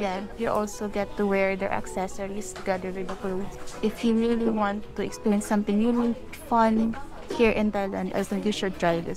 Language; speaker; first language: English; non-native, local second language; Filipino